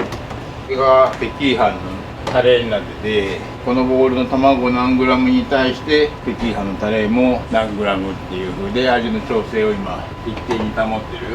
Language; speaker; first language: Japanese; native; Japanese